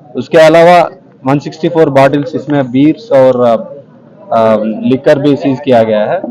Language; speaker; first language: Hindi; non-native, local second language; Telugu